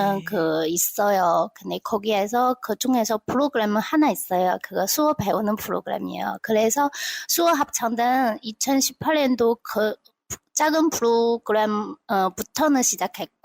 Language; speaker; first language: Korean; non-native, local second language; Chinese